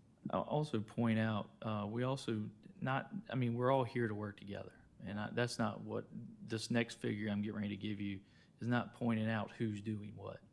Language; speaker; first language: English; native; English